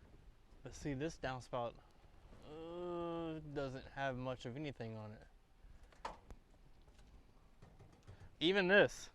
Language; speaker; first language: English; native; English